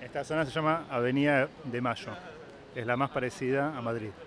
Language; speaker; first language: Spanish; native; Spanish